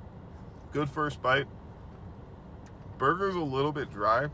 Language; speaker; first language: English; native; English